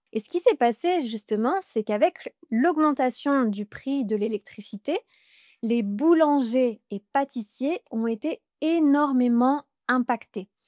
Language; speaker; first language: French; native; French